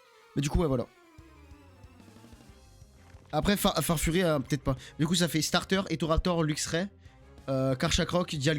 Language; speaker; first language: French; native; French